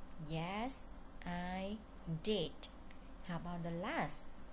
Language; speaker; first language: English; non-native, fluent; Vietnamese